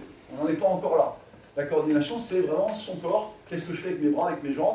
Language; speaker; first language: French; native; French